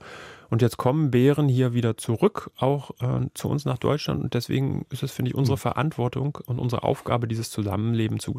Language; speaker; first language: German; native; German